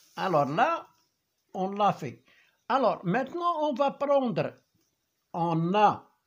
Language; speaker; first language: French; non-native, local second language; Arabic